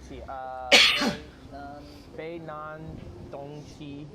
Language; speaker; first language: Chinese; non-native, learner; English